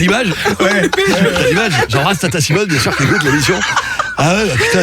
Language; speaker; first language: French; native; French